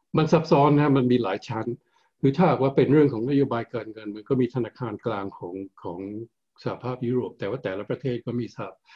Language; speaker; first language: Thai; early bilingual, heritage; Thai